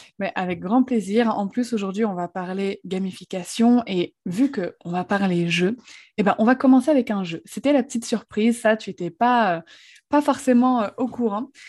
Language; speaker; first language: French; native; French